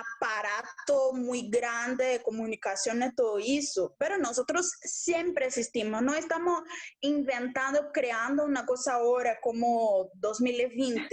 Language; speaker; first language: Spanish; non-native, local second language; Portuguese